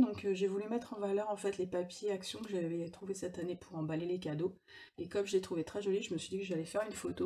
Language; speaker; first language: French; native; French